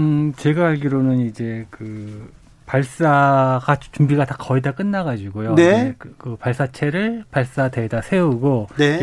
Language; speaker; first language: Korean; native; Korean